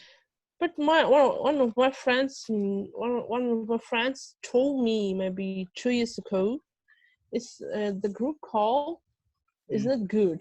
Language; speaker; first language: English; non-native, fluent; Russian